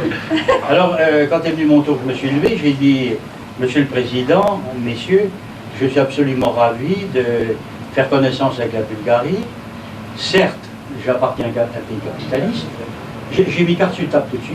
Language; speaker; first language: French; native; French